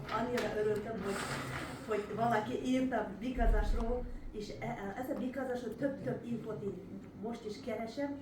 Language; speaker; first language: Hungarian; non-native, learner; Kazakh